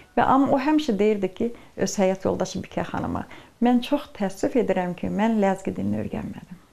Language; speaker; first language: Azerbaijani; native; Azerbaijani